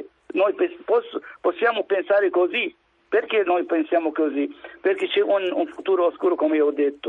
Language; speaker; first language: Italian; non-native, fluent; Arabic